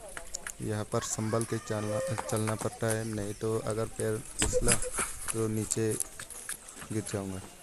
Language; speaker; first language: Hindi; non-native, local second language; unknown